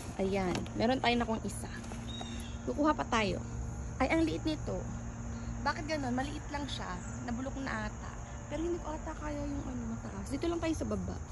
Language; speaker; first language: Filipino; native; Filipino